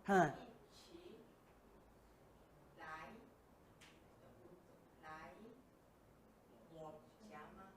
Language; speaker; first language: Chinese; non-native, learner; Korean